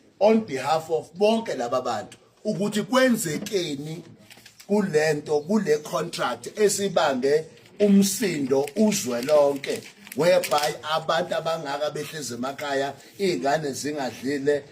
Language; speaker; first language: Zulu; native; Zulu